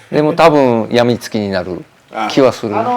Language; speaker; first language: Japanese; native; Japanese